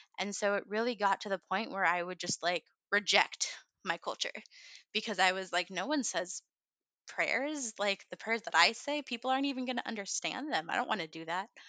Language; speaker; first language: English; early bilingual, other home language; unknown